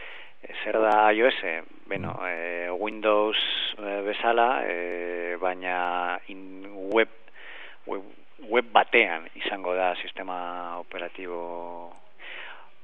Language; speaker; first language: Basque; non-native, learner; Spanish